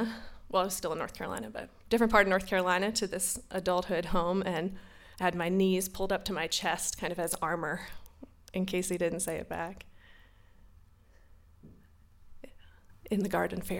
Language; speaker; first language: English; native; English